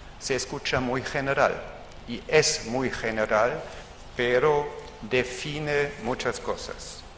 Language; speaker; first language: Spanish; non-native, fluent; German